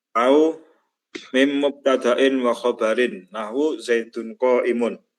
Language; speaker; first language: Arabic; non-native, learner; Indonesian